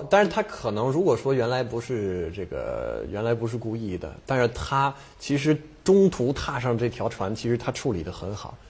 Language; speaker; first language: Chinese; non-native, fluent; French